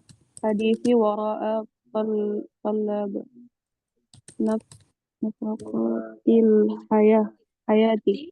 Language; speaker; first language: Arabic; non-native, learner; Indonesian